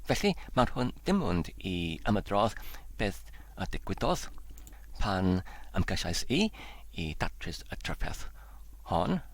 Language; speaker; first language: Welsh; non-native, learner; Polish